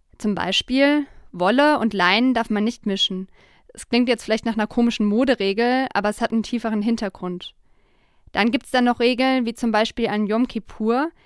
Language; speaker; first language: German; native; German